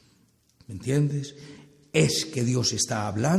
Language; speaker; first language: Spanish; native; Spanish